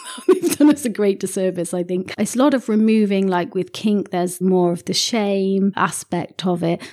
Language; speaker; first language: English; native; English